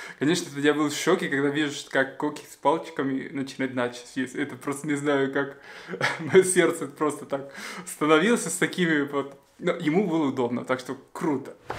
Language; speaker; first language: Russian; non-native, fluent; Spanish